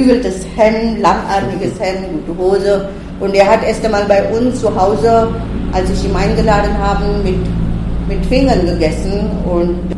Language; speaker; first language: German; non-native, fluent; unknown